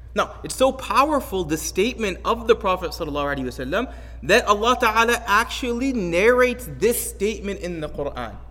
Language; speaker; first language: English; native; English